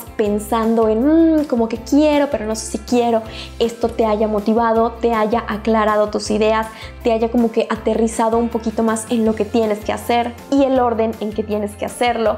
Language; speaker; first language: Spanish; native; Spanish